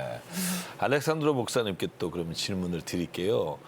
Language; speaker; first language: Korean; native; Korean